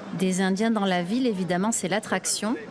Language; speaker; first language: French; native; French